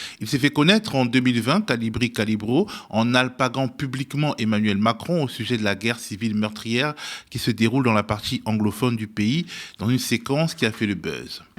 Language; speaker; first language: French; native; French